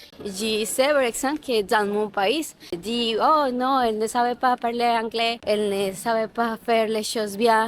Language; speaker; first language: French; non-native, learner; Spanish